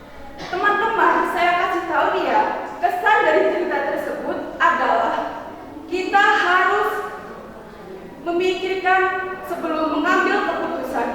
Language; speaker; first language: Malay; non-native, local second language; Javanese